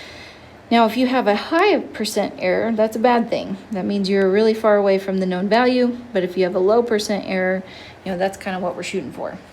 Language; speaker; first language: English; native; English